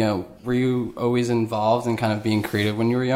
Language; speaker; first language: English; native; English